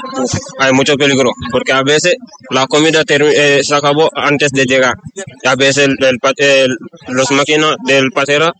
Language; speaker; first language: Spanish; non-native, learner; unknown